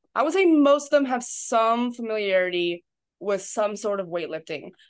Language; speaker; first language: English; native; English